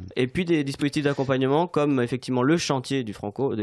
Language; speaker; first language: French; native; French